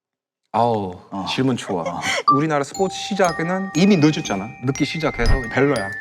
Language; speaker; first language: Korean; early bilingual, heritage; English